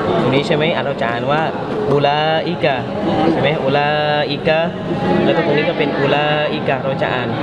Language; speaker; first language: Thai; native; Thai